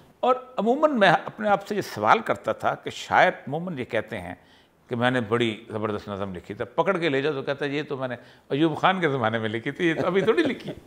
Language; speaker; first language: Urdu; non-native, local second language; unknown